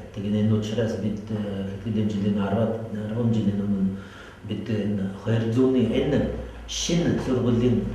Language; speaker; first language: Mongolian; non-native, fluent; French